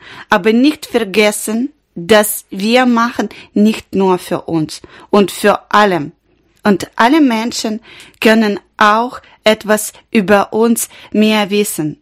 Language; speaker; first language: German; non-native, learner; Ukrainian